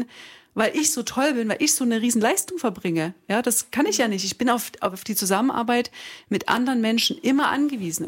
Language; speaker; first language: German; native; German